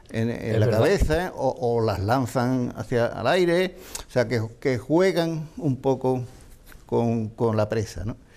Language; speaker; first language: Spanish; native; Spanish